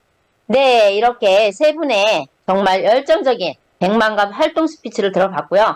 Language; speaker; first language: Korean; native; Korean